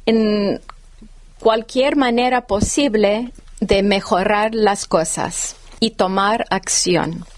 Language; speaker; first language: Spanish; non-native, fluent; English